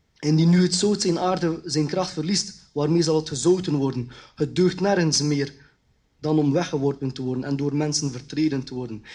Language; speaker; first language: Dutch; early bilingual, other home language; Khmer